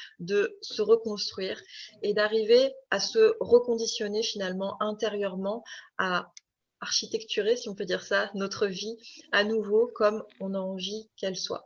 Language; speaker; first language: French; native; French